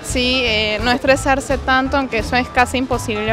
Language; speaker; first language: Spanish; native; Spanish